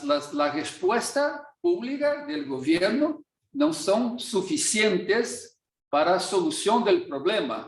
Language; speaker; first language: Portuguese; non-native, fluent; Spanish